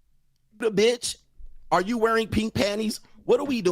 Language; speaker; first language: English; native; English